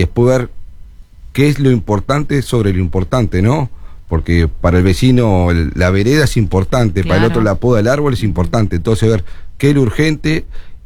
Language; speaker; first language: Spanish; native; Spanish